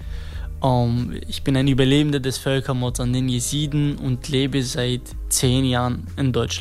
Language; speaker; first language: German; non-native, fluent; Kurdish